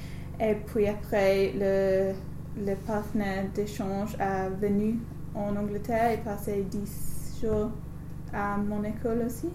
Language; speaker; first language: French; non-native, learner; English